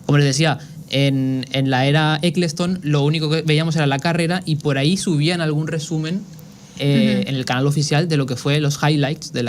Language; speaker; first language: Spanish; native; Spanish